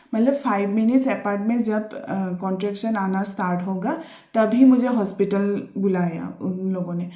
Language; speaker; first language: Hindi; non-native, local second language; Assamese